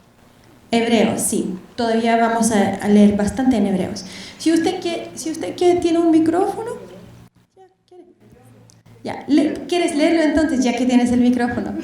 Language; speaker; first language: Spanish; non-native, fluent; Bulgarian